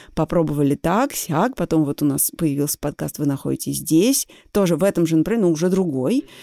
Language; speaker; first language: Russian; native; Russian